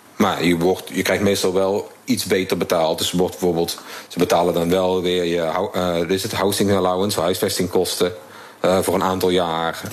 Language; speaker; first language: Dutch; native; Dutch